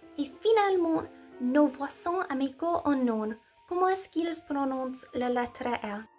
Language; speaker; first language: French; non-native, learner; English